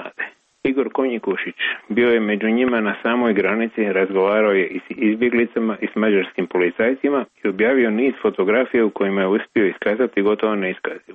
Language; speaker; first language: Serbian; native; Serbian